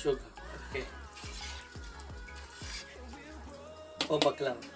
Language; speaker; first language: English; non-native, local second language; Hindi